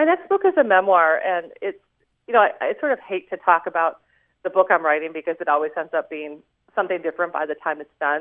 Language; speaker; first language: English; native; English